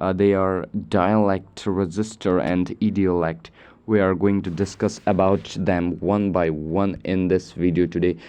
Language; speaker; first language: English; non-native, local second language; Nepali